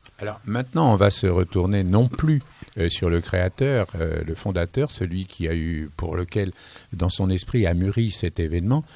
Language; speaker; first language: French; native; French